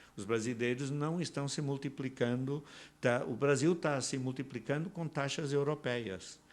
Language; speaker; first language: Portuguese; native; Portuguese